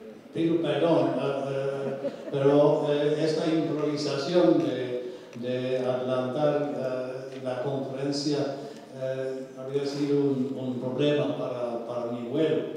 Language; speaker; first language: Spanish; non-native, fluent; Swedish